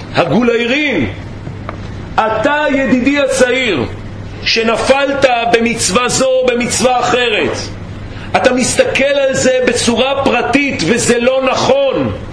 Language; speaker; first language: Hebrew; native; Hebrew